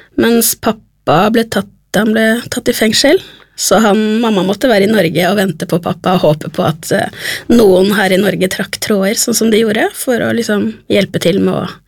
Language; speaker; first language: Norwegian; native; Norwegian